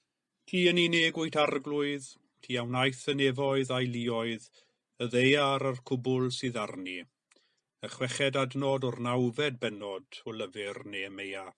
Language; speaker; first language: Welsh; native; Welsh